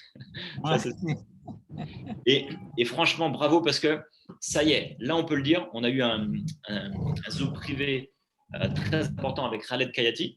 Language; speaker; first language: French; native; French